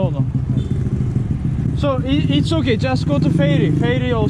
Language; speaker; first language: English; non-native, learner; Turkish